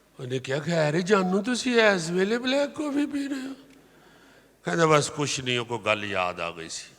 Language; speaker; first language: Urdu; non-native, local second language; Punjabi